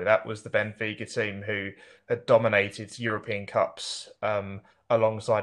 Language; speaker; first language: English; native; English